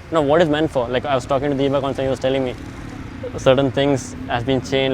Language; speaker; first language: English; non-native, local second language; Malayalam